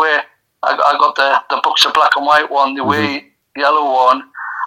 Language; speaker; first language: English; native; English